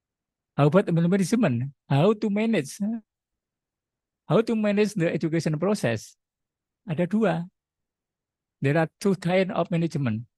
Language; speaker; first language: English; non-native, learner; Indonesian